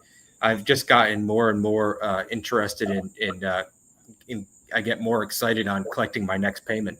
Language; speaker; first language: English; native; English